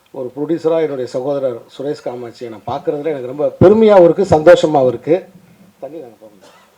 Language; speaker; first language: Tamil; native; Tamil